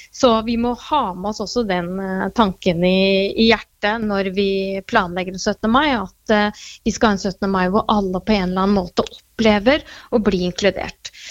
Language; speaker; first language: Norwegian; native; Norwegian